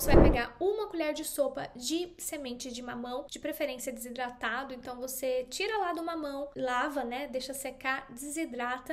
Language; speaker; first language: Portuguese; native; Portuguese